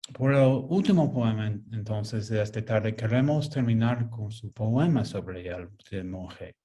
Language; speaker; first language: Spanish; non-native, fluent; English